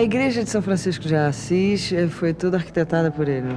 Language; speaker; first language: Portuguese; native; Portuguese